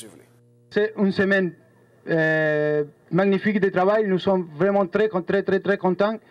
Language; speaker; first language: French; non-native, fluent; Spanish